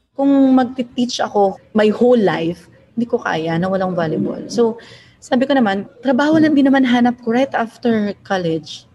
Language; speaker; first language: Filipino; non-native, local second language; Hiligaynon